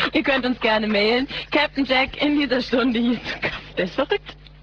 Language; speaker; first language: German; native; German